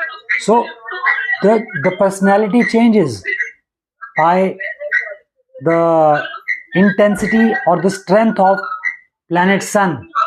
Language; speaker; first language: English; non-native, local second language; Hindi